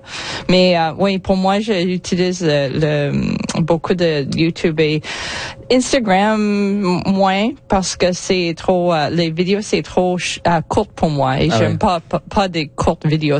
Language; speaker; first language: French; non-native, learner; English